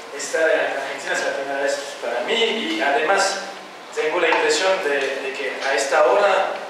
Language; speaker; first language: Spanish; non-native, fluent; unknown